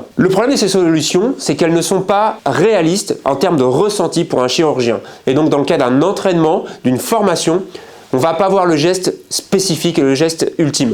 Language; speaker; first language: French; native; French